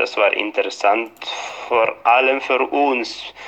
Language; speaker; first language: German; non-native, fluent; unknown